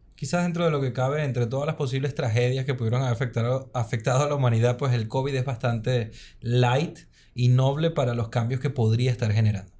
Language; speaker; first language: Spanish; native; Spanish